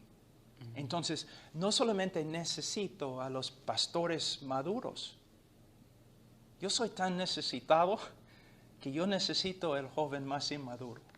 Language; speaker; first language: Spanish; non-native, fluent; English